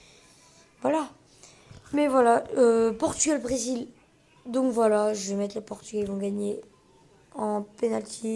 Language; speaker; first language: French; early bilingual, other home language; Portuguese